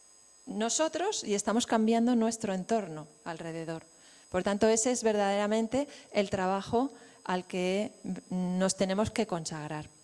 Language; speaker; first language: Spanish; native; Spanish